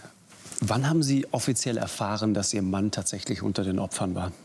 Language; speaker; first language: German; native; German